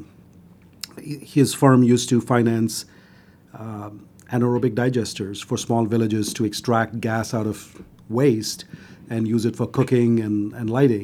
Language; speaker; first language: English; non-native, local second language; Hindi